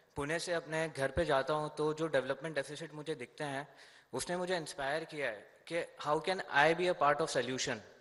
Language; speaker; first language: Hindi; native; Hindi